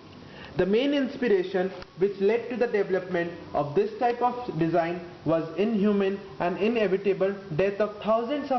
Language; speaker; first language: English; non-native, local second language; Bangla